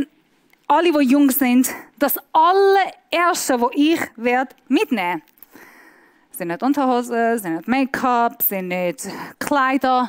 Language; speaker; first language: German; non-native, fluent; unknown